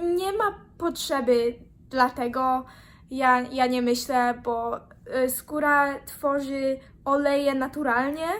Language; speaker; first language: Polish; early bilingual, heritage; Polish